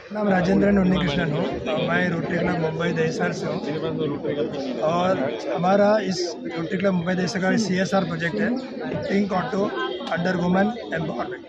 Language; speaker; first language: Hindi; non-native, local second language; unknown